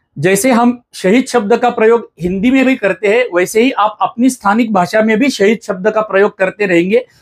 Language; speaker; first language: Hindi; non-native, local second language; Marathi